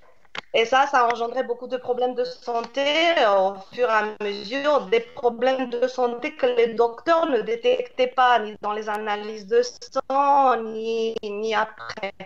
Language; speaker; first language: French; non-native, fluent; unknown